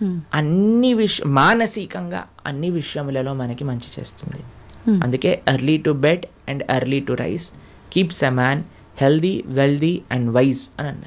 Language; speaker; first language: Telugu; native; Telugu